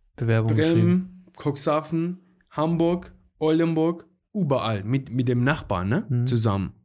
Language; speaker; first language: German; non-native, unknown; Persian